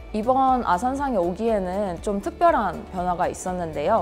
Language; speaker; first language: Korean; native; Korean